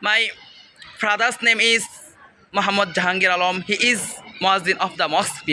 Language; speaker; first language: English; non-native, learner; Bangla